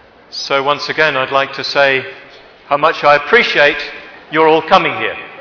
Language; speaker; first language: English; native; English